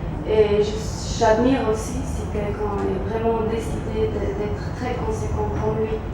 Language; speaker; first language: French; non-native, local second language; German